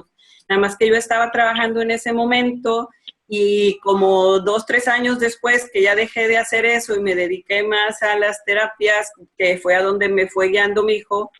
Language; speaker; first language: Spanish; native; Spanish